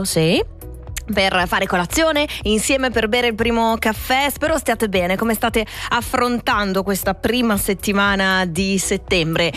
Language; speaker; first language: Italian; native; Italian